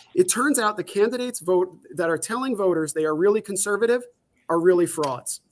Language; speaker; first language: English; native; English